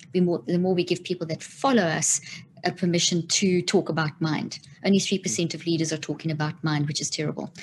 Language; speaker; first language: English; native; English